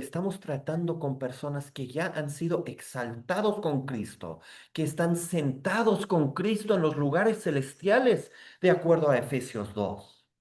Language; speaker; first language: Spanish; native; Spanish